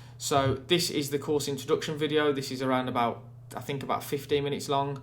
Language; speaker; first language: English; native; English